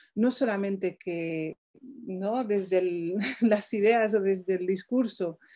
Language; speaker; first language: Spanish; non-native, fluent; Arabic